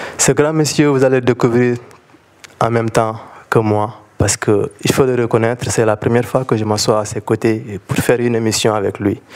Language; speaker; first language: French; non-native, local second language; Bambara